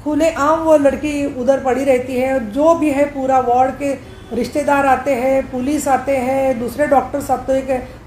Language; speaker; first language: Hindi; non-native, local second language; Marathi